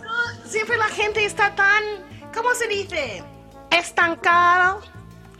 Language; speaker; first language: Spanish; non-native, fluent; English